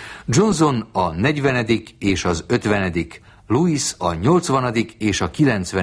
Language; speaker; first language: Hungarian; native; Hungarian